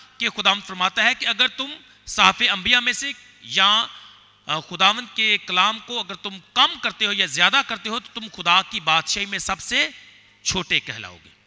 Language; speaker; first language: Urdu; non-native, local second language; Punjabi